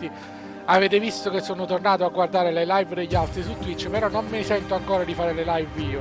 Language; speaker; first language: Italian; native; Italian